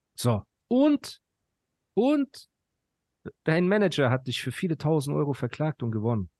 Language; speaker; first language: German; early bilingual, other home language; Persian